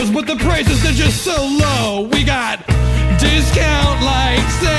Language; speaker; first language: English; native; English